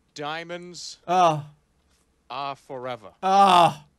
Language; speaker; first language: English; native; English